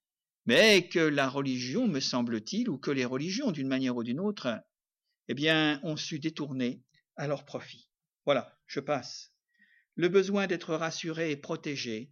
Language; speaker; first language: French; native; French